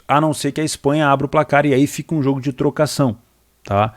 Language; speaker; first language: Portuguese; native; Portuguese